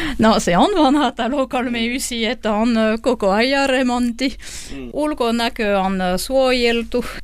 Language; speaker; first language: Finnish; non-native, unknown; French